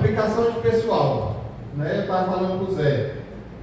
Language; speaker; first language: Portuguese; native; Portuguese